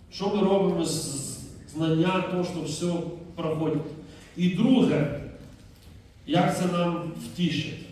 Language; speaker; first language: Ukrainian; non-native, fluent; Dutch